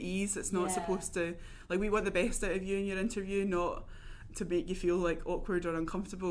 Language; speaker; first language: English; native; English